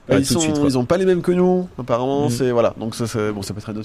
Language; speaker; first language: French; native; French